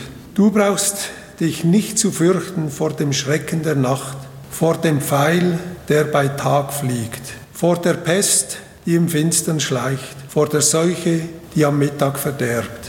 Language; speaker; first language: German; native; German